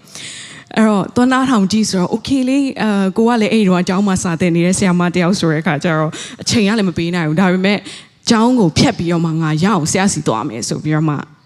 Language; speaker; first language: Burmese; non-native, local second language; Tedim Chin